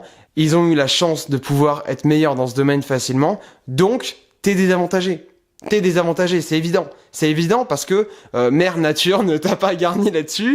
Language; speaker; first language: French; native; French